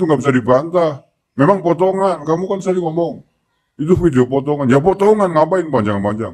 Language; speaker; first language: Indonesian; native; Indonesian